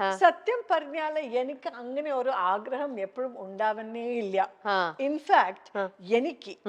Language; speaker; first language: Malayalam; non-native, fluent; Kannada